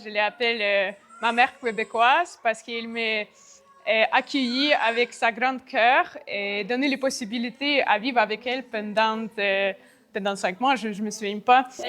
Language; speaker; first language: French; non-native, learner; Ukrainian